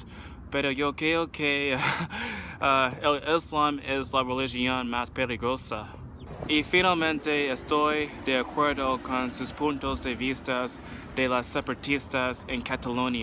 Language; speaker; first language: Spanish; non-native, learner; English